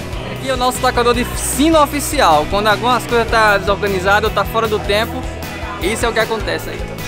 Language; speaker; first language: Portuguese; native; Portuguese